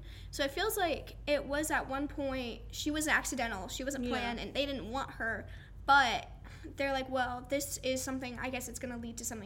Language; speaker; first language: English; native; English